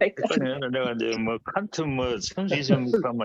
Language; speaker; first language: Korean; native; Korean